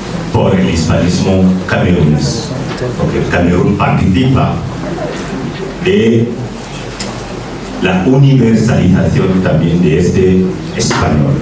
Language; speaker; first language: Spanish; non-native, fluent; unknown